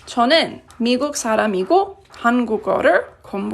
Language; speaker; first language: Korean; non-native, fluent; English